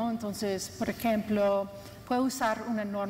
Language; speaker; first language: Spanish; non-native, fluent; English